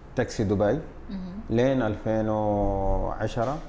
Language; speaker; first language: Arabic; non-native, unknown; Urdu